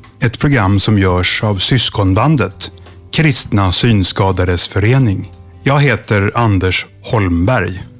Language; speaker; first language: Swedish; native; Swedish